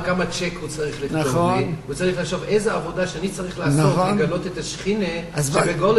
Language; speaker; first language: Hebrew; non-native, fluent; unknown